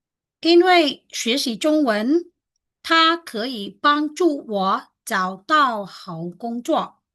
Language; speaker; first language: Chinese; non-native, fluent; Khmer